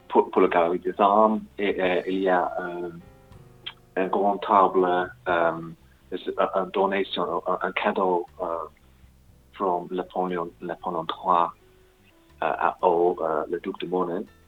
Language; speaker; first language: French; non-native, learner; English